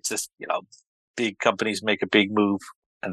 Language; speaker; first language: English; native; English